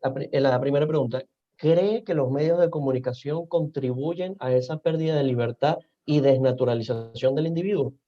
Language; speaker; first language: Spanish; native; Spanish